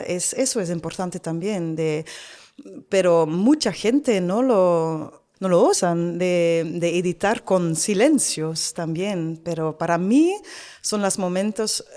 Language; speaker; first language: Spanish; non-native, learner; Dutch